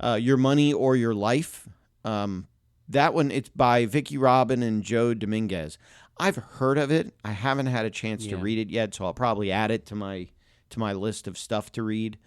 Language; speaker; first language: English; native; English